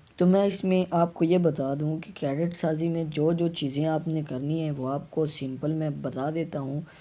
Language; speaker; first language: Urdu; native; Urdu